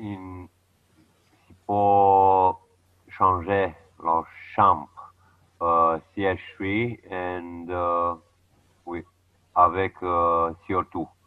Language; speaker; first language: French; non-native, learner; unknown